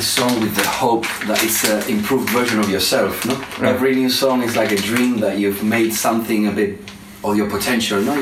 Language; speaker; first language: English; non-native, fluent; Spanish